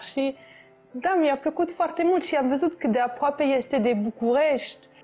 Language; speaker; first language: Romanian; non-native, fluent; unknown